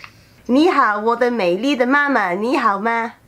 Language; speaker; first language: Chinese; non-native, learner; Cantonese